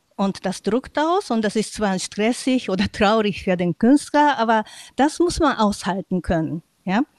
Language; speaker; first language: German; non-native, fluent; Japanese